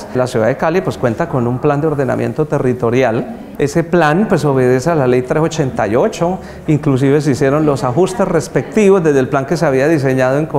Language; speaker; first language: Spanish; native; Spanish